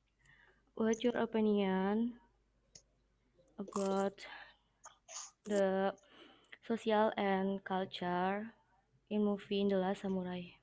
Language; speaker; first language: English; non-native, learner; Indonesian